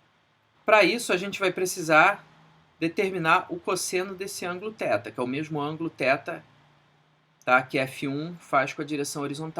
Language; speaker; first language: Portuguese; native; Portuguese